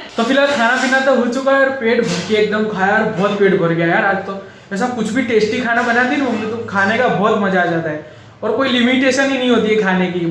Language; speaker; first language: Hindi; non-native, local second language; Marathi